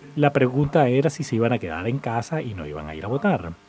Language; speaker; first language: Spanish; non-native, fluent; English